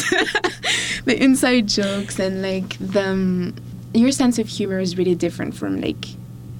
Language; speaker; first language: English; non-native, fluent; French